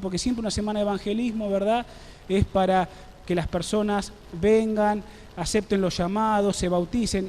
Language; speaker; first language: Spanish; native; Spanish